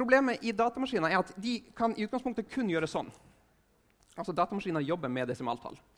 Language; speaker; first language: Norwegian; native; Norwegian